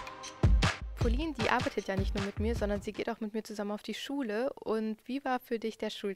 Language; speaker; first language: German; native; German